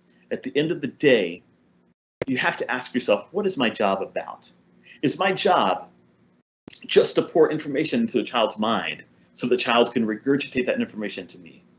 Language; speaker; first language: English; early bilingual, other home language; Spanish